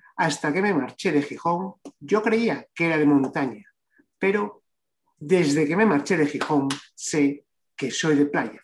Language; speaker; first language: Spanish; native; Spanish